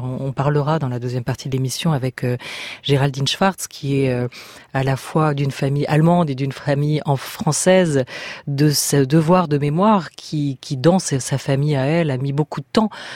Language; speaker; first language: French; native; French